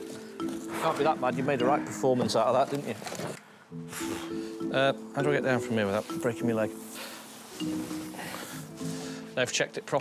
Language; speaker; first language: English; native; English